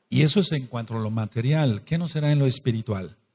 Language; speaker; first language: Spanish; native; Spanish